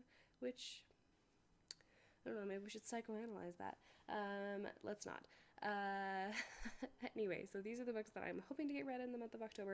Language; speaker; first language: English; native; English